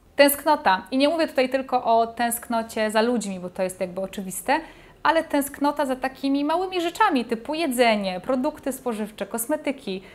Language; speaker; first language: Polish; native; Polish